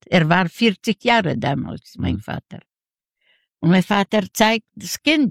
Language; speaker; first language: German; non-native, learner; Yiddish